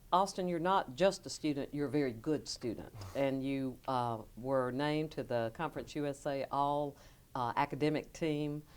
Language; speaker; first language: English; native; English